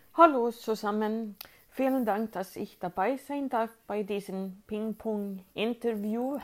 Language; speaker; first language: German; non-native, fluent; Swedish